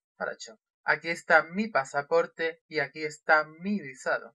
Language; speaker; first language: Spanish; non-native, fluent; Russian